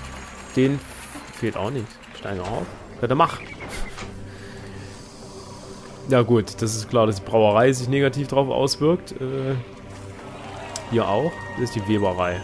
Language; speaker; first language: German; native; German